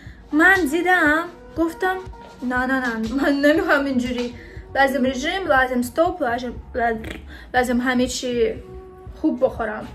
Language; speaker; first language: Persian; non-native, learner; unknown